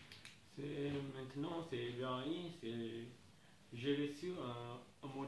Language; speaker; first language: French; non-native, learner; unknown